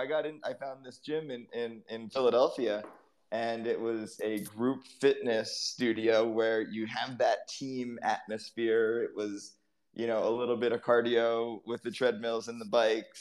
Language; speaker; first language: English; native; English